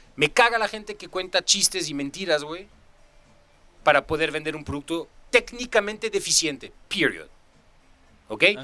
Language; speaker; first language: Spanish; non-native, fluent; French